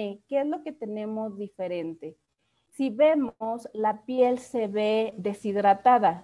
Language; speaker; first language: Spanish; native; Spanish